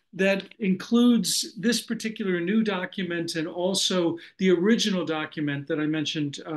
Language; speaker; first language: English; native; English